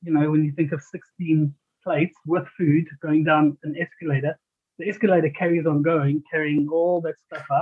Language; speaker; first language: English; native; English